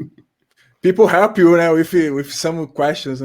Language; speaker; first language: English; non-native, learner; Portuguese